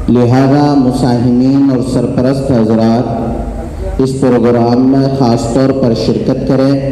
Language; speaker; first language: Urdu; non-native, local second language; Bangla